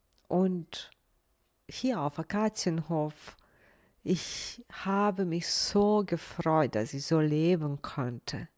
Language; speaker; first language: German; non-native, fluent; Bosnian